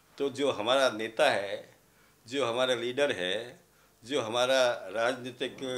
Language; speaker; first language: Hindi; native; Hindi